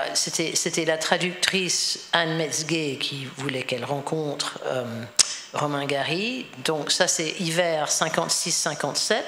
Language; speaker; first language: French; non-native, fluent; English